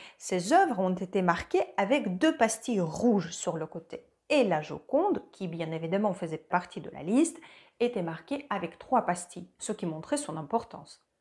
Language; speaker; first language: French; non-native, fluent; Russian